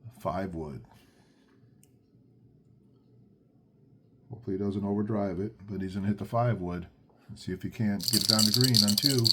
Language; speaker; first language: English; native; English